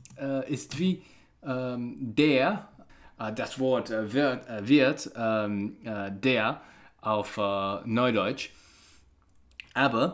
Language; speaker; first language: German; non-native, learner; English